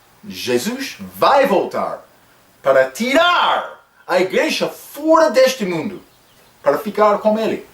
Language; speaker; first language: Portuguese; non-native, fluent; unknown